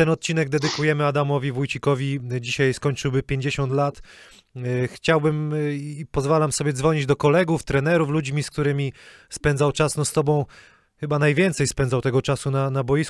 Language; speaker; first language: Polish; native; Polish